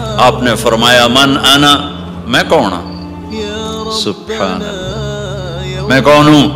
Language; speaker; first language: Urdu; non-native, local second language; Punjabi